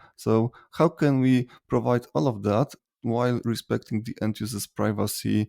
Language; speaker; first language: English; non-native, fluent; Polish